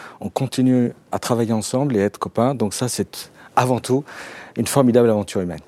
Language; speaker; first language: French; native; French